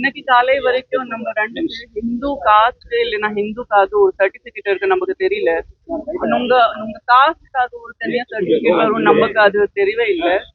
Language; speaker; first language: Tamil; non-native, learner; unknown